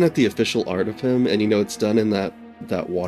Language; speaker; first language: English; native; English